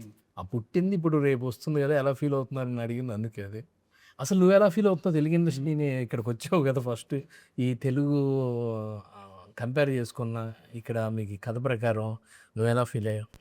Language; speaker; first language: Telugu; native; Telugu